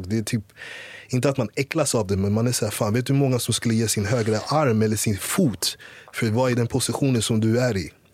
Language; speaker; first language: Swedish; early bilingual, other home language; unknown